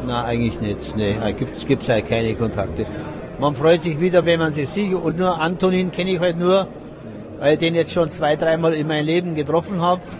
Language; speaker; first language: German; native; German